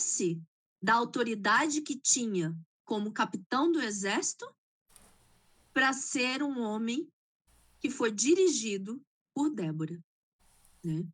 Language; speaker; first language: Portuguese; native; Portuguese